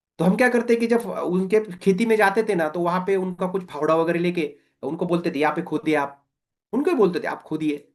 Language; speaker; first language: Hindi; non-native, local second language; Marathi